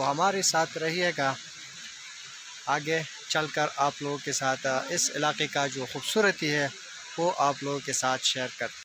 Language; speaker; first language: Hindi; non-native, local second language; Pashto